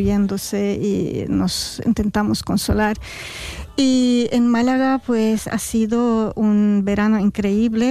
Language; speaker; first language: Spanish; non-native, fluent; Arabic